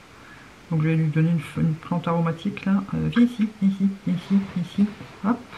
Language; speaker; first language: French; native; French